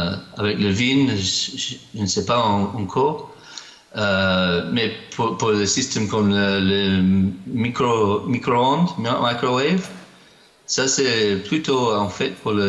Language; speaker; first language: French; non-native, learner; English